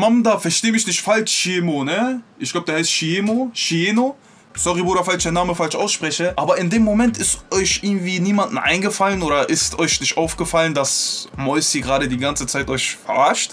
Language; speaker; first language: German; native; German